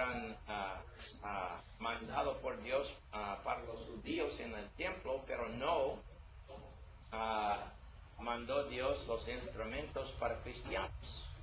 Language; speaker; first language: Spanish; non-native, learner; English